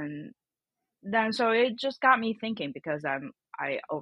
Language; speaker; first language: English; non-native, fluent; Chinese